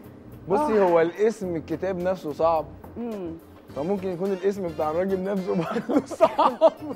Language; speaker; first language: Arabic; native; Arabic